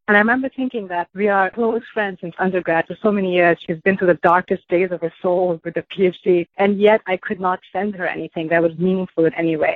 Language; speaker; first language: English; non-native, local second language; Hindi